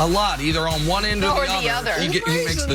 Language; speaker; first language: English; native; English